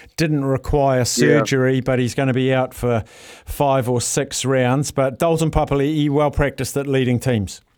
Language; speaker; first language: English; native; English